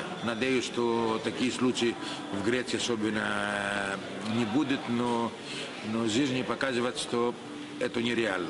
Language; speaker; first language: Russian; non-native, learner; Greek